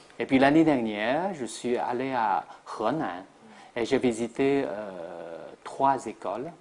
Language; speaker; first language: French; non-native, fluent; Chinese